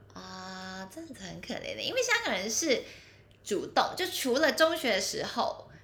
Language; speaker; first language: Chinese; non-native, local second language; Cantonese